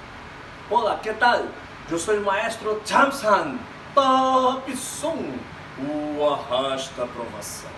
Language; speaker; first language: Spanish; non-native, fluent; Portuguese